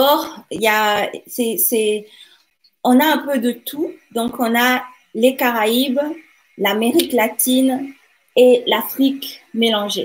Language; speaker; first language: French; non-native, local second language; Lingala